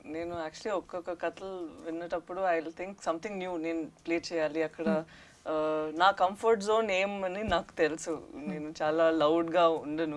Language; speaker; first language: Telugu; non-native, learner; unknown